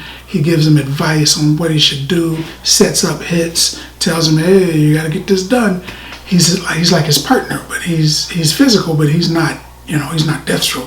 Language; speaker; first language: English; native; English